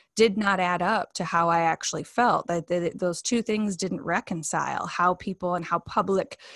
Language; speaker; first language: English; native; English